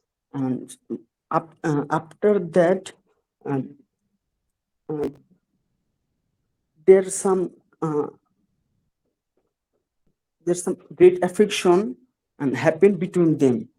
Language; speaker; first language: English; non-native, learner; Bangla